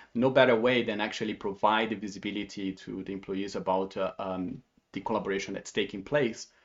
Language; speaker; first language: English; non-native, fluent; Portuguese